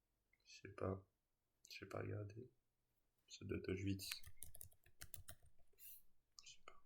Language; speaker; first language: French; native; French